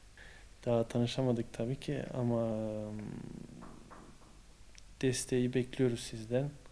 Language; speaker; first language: Turkish; early bilingual, heritage; Turkish